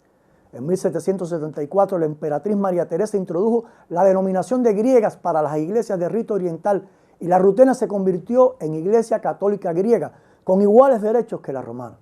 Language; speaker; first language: Spanish; native; Spanish